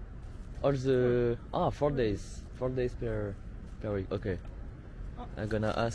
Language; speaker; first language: English; non-native, learner; French